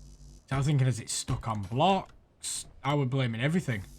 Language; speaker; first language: English; native; English